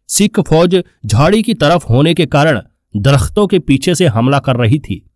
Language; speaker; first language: Hindi; non-native, local second language; Punjabi